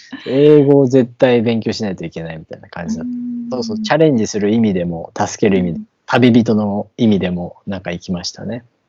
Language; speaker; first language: Japanese; native; Japanese